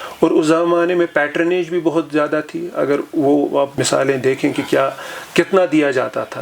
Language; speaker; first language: Urdu; non-native, local second language; Kashmiri